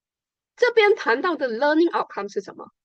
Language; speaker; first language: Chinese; native; Chinese